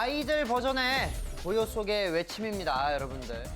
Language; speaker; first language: Korean; native; Korean